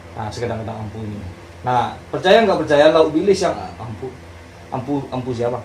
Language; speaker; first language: Indonesian; non-native, local second language; Minangkabau